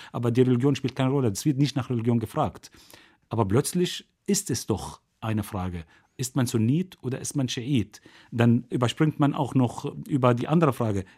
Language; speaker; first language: German; non-native, fluent; Arabic